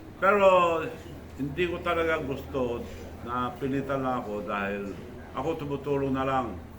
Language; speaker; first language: Filipino; non-native, local second language; Iloko